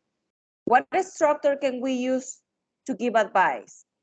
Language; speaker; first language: English; non-native, fluent; Spanish